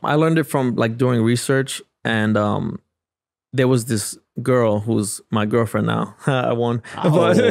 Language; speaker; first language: English; native; English